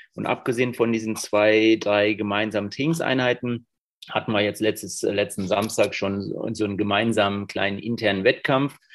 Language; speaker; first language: German; native; German